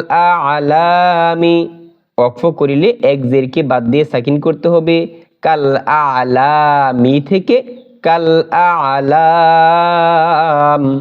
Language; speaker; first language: Bangla; native; Bangla